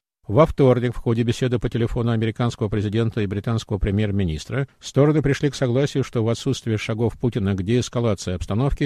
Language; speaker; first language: Russian; native; Russian